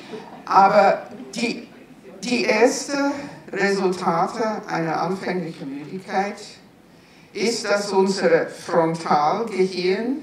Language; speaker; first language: German; non-native, fluent; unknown